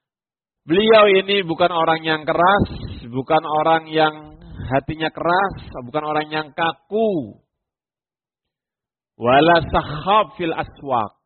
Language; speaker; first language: Indonesian; native; Indonesian